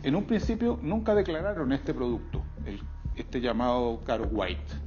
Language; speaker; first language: Spanish; native; Spanish